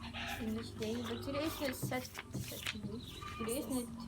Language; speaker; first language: English; non-native, learner; Malay